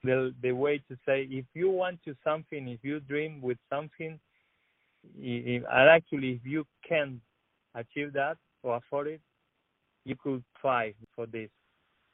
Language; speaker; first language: English; non-native, learner; Spanish